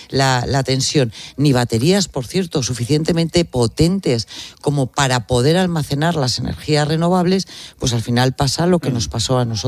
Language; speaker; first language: Spanish; native; Spanish